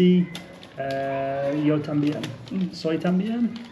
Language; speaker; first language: Spanish; non-native, learner; English